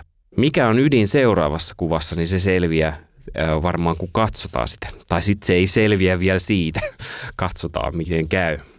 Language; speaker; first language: Finnish; native; Finnish